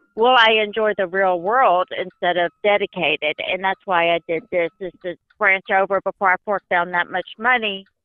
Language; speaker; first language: English; native; English